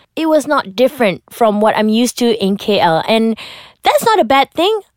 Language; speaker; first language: English; non-native, local second language; Malay